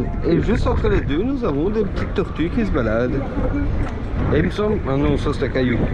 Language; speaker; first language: French; native; French